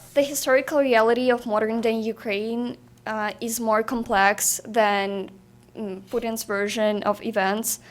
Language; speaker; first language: English; non-native, fluent; Ukrainian